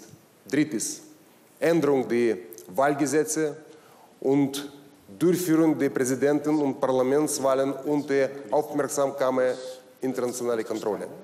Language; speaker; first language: German; non-native, learner; Russian